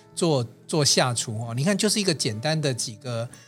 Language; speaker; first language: Chinese; native; Chinese